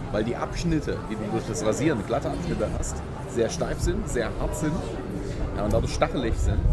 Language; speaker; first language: German; native; German